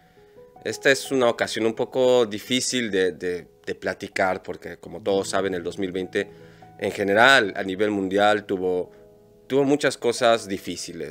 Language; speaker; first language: Spanish; native; Spanish